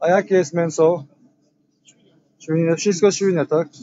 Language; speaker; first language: Polish; non-native, learner; Tajik